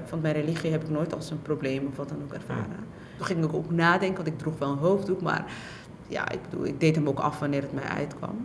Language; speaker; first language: Dutch; early bilingual, other home language; Somali